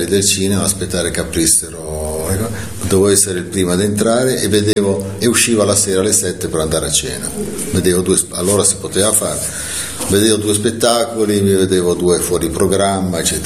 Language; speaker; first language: Italian; native; Italian